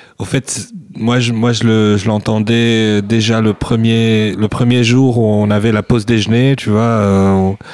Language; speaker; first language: French; non-native, local second language; Arabic